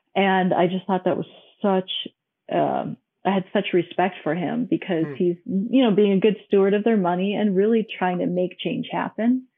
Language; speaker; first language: English; non-native, local second language; Cantonese